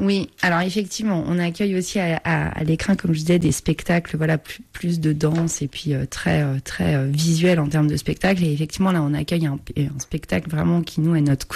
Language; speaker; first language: French; native; French